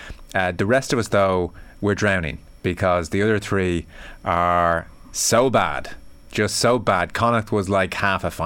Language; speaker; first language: English; native; English